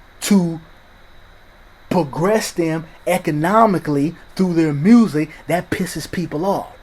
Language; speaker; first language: English; native; English